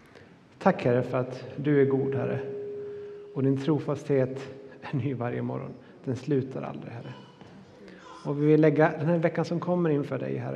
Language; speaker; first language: Swedish; native; Swedish